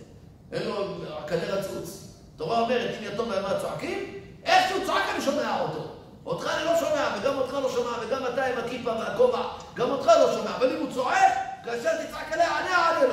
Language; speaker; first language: Hebrew; native; Hebrew